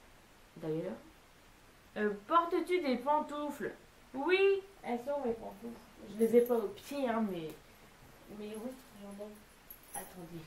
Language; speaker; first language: French; native; French